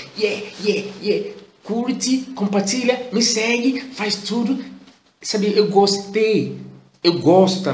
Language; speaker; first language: Portuguese; non-native, fluent; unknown